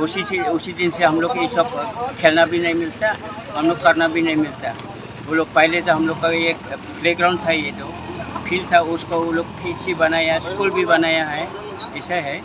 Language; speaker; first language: Hindi; non-native, local second language; Khasi